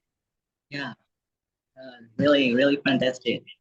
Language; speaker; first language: English; non-native, learner; Burmese